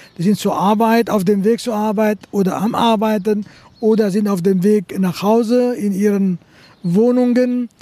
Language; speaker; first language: German; non-native, fluent; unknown